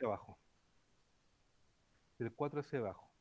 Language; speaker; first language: Spanish; native; Spanish